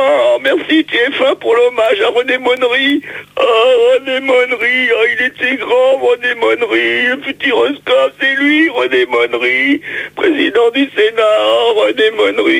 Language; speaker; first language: French; native; French